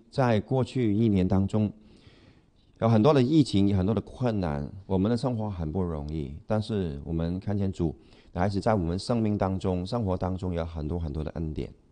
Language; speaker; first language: Chinese; non-native, local second language; Cantonese